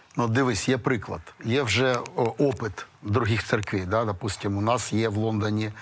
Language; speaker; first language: Ukrainian; non-native, local second language; Russian